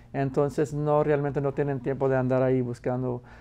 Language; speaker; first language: Spanish; non-native, fluent; English